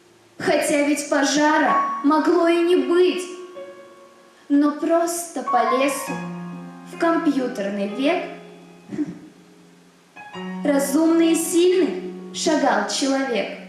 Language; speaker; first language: Russian; native; Russian